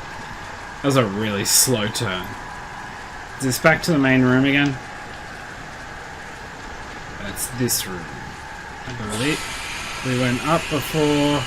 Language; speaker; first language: English; native; English